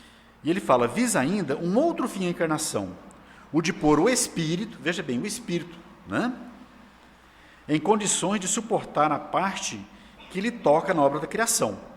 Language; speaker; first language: Portuguese; native; Portuguese